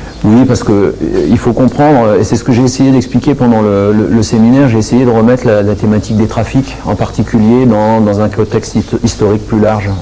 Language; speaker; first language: French; native; French